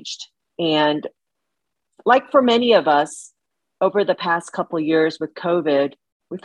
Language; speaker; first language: English; early bilingual, other home language; Chinese